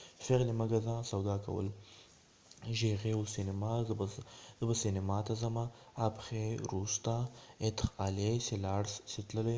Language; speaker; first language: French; non-native, learner; Pashto